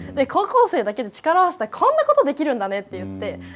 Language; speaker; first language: Japanese; native; Japanese